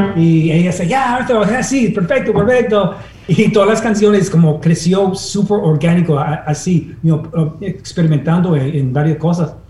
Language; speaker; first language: Spanish; non-native, fluent; English